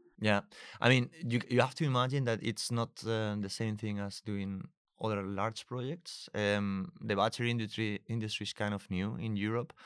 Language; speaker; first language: English; non-native, fluent; Spanish